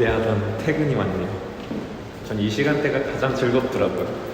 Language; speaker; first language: Korean; native; Korean